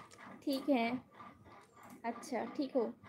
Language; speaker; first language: Hindi; non-native, local second language; Bangla